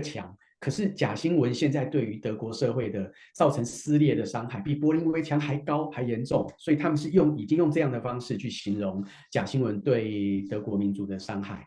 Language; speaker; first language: Chinese; native; Chinese